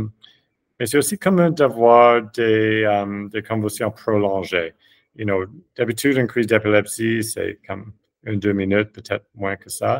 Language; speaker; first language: French; non-native, fluent; English